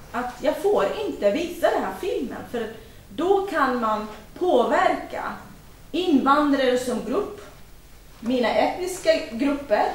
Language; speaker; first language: Swedish; non-native, fluent; Kurdish